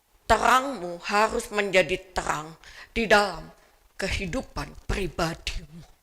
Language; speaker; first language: Indonesian; native; Indonesian